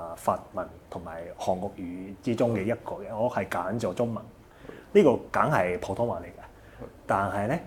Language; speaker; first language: Cantonese; non-native, fluent; Japanese